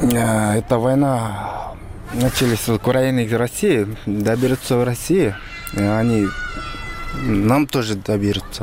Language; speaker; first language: Russian; non-native, learner; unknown